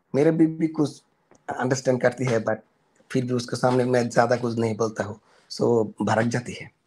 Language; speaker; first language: Hindi; non-native, learner; Bangla